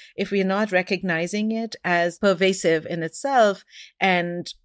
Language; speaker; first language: English; non-native, local second language; Hindi